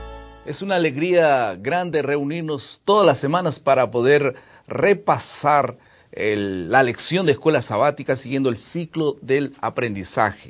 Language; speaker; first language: Spanish; non-native, fluent; Portuguese